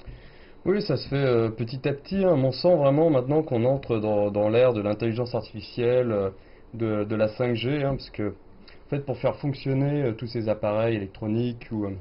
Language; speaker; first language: French; native; French